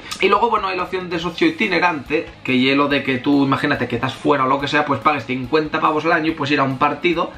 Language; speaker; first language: Spanish; native; Spanish